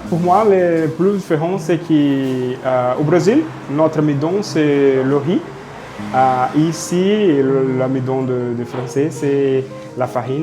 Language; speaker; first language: French; non-native, learner; Portuguese